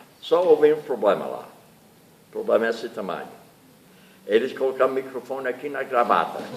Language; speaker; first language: Portuguese; non-native, fluent; English